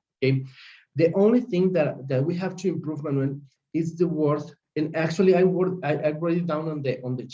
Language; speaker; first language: English; non-native, fluent; Spanish